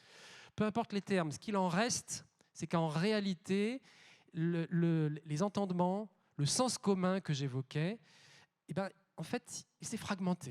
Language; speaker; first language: French; native; French